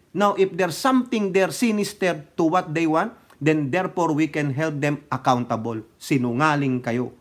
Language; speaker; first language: Filipino; native; Filipino